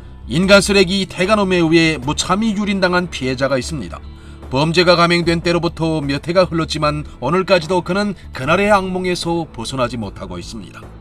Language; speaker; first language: Korean; native; Korean